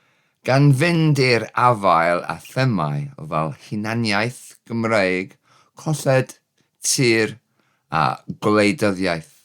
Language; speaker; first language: Welsh; non-native, learner; English